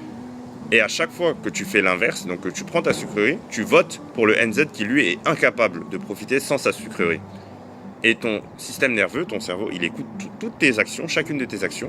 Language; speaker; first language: French; native; French